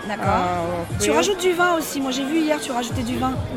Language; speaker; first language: French; native; French